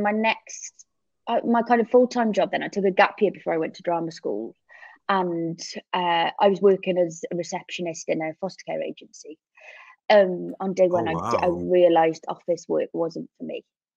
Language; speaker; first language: English; native; English